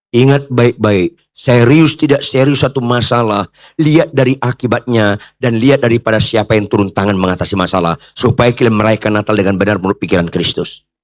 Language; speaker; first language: Indonesian; native; Indonesian